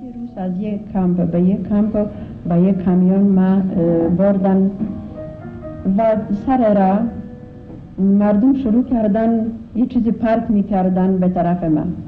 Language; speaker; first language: Persian; non-native, fluent; Polish